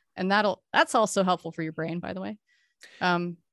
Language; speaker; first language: English; native; English